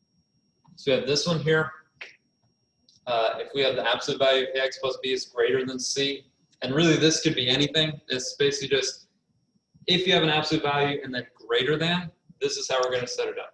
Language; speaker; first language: English; native; English